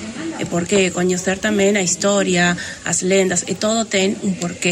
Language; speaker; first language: Galician; non-native, learner; Spanish